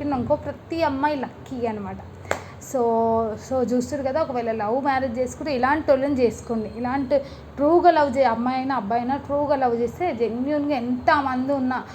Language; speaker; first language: Telugu; native; Telugu